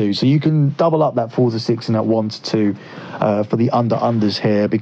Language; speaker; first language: English; native; English